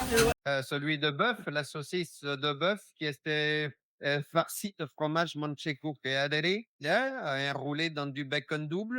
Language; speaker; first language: French; non-native, learner; Spanish